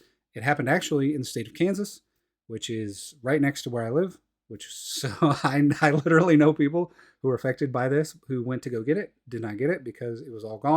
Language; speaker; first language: English; native; English